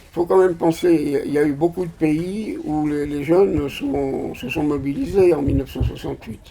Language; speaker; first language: French; native; French